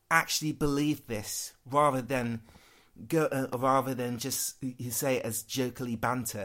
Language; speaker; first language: English; native; English